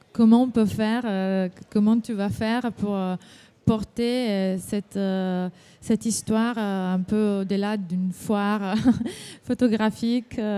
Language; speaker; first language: French; non-native, fluent; Italian